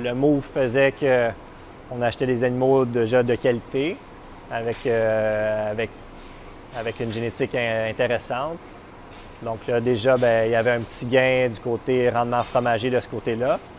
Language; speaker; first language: French; native; French